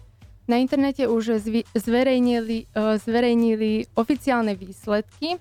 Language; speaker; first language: Slovak; native; Slovak